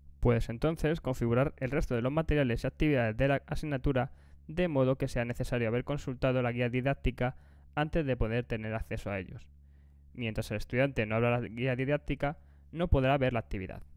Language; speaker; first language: Spanish; native; Spanish